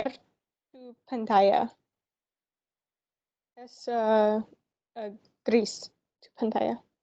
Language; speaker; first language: Spanish; non-native, learner; English